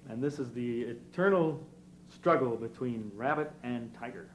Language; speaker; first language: English; native; English